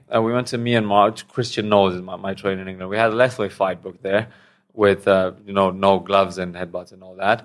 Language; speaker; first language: English; non-native, fluent; Romanian